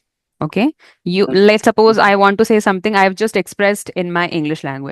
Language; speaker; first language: English; non-native, fluent; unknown